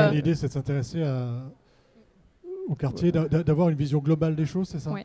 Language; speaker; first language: French; native; French